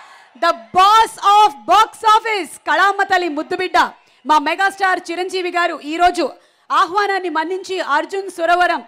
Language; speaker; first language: Telugu; native; Telugu